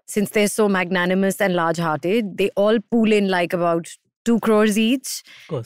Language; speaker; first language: English; non-native, local second language; Hindi